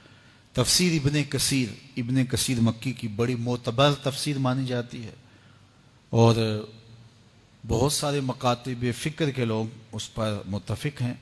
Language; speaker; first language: Urdu; native; Urdu